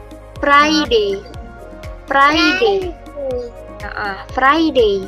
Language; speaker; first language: English; non-native, learner; Indonesian